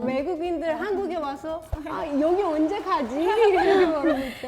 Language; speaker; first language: Korean; non-native, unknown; Persian